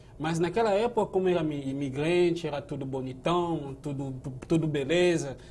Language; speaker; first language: Portuguese; non-native, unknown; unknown